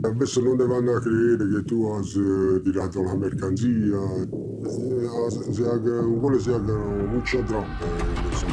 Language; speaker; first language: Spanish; non-native, learner; Italian